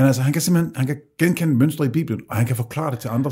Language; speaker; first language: Danish; native; Danish